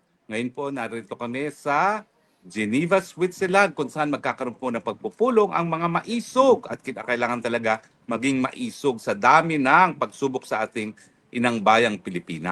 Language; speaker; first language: Filipino; native; Filipino